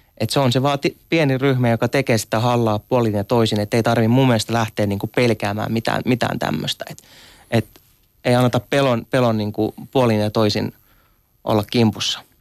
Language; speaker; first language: Finnish; early bilingual, other home language; Arabic